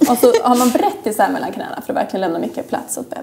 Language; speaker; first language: Swedish; native; Swedish